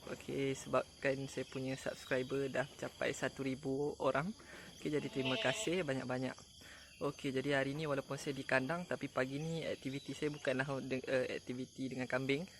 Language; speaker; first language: Malay; native; Malay